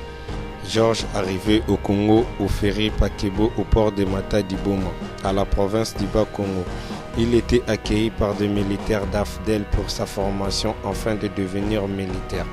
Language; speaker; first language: French; non-native, learner; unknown